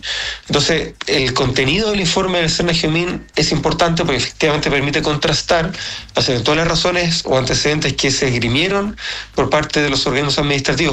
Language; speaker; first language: Spanish; native; Spanish